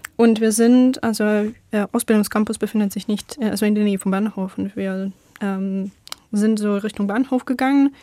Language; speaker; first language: German; non-native, fluent; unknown